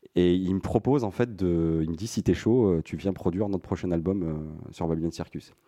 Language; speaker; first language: French; native; French